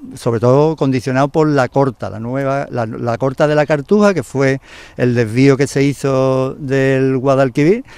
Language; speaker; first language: Spanish; native; Spanish